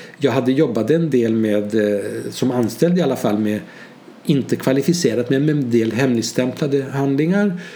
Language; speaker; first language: Swedish; early bilingual, other home language; Hungarian